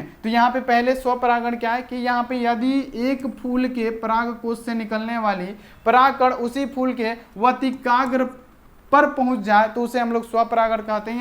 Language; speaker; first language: Hindi; native; Hindi